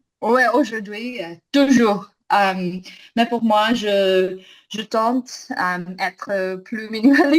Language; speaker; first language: French; non-native, learner; English